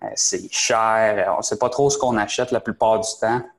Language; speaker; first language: French; native; French